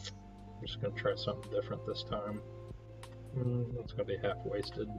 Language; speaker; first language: English; native; English